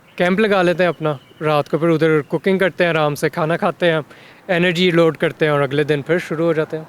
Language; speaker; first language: Urdu; early bilingual, heritage; Hindi